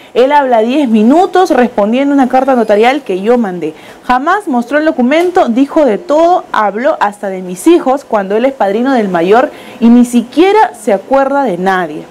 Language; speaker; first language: Spanish; native; Spanish